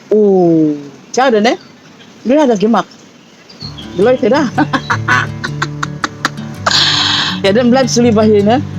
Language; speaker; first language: German; non-native, learner; Filipino